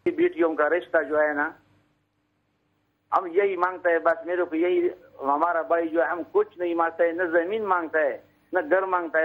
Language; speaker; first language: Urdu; non-native, local second language; Pashto